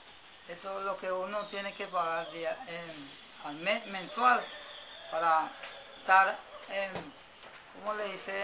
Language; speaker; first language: Spanish; non-native, local second language; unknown